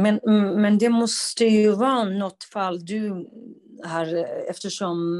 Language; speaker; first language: Swedish; non-native, fluent; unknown